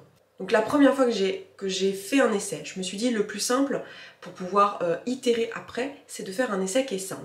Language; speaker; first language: French; native; French